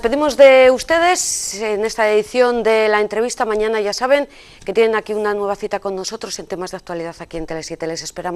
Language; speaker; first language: Spanish; native; Spanish